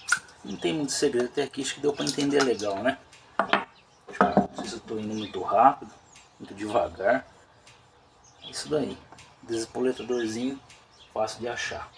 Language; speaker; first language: Portuguese; native; Portuguese